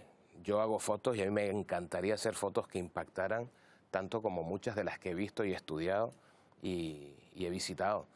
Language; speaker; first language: Spanish; native; Spanish